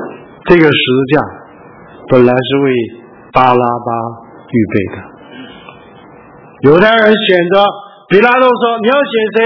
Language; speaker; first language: Chinese; early bilingual, heritage; Chinese